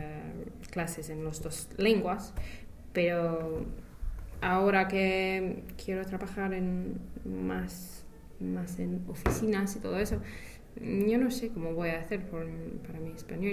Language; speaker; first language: Spanish; non-native, fluent; English